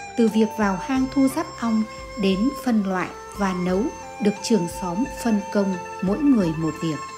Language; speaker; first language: Vietnamese; native; Vietnamese